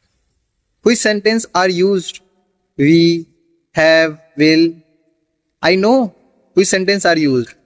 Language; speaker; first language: English; non-native, learner; Hindi